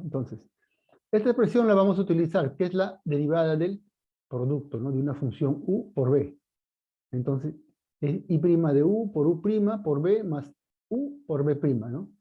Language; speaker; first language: Spanish; native; Spanish